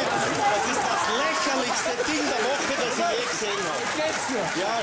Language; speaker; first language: German; native; German